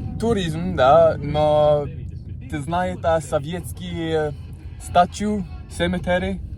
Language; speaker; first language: Russian; non-native, learner; English